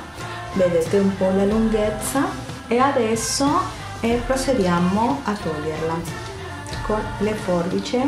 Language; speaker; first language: Italian; non-native, fluent; Spanish